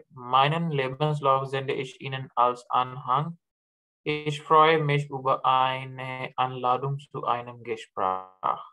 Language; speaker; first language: German; non-native, learner; Urdu